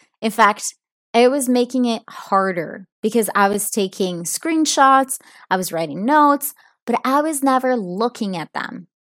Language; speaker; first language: English; non-native, fluent; Italian